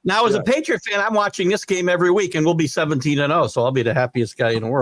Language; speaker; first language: English; native; English